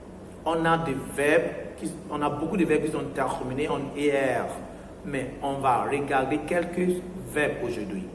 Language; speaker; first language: French; non-native, fluent; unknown